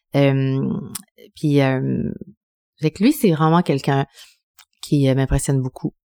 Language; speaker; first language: French; early bilingual, other home language; Spanish